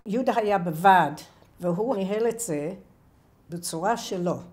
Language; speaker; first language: Hebrew; non-native, fluent; English